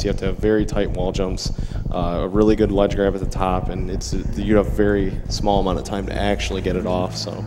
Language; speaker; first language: English; native; English